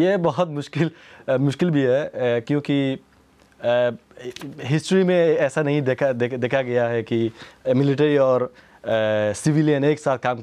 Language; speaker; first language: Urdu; non-native, fluent; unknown